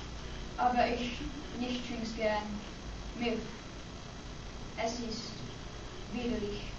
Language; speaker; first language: German; non-native, learner; English